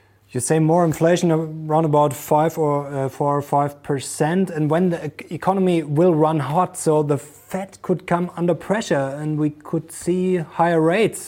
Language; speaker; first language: English; non-native, fluent; German